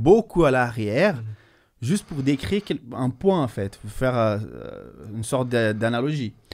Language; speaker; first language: French; non-native, fluent; Portuguese